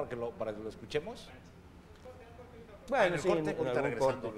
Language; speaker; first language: Spanish; native; Spanish